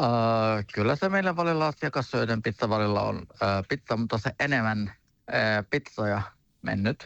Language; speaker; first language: Finnish; non-native, learner; Turkish